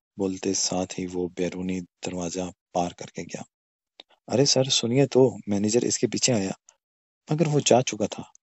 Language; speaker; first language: Urdu; non-native, local second language; Pashto